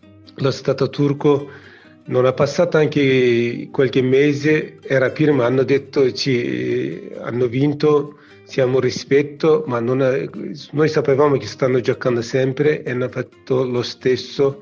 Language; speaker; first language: Italian; non-native, learner; Kurdish